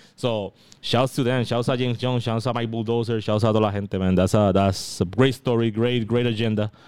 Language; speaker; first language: Spanish; native; Spanish